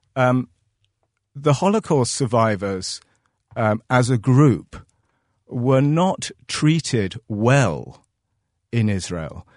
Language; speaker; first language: English; native; English